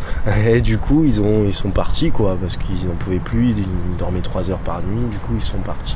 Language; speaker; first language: French; native; French